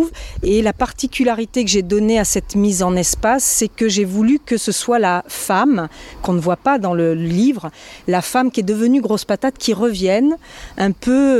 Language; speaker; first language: French; native; French